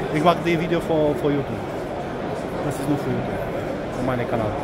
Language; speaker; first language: German; non-native, learner; Romanian